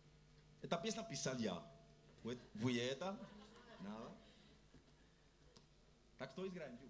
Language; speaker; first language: Russian; early bilingual, heritage; Russian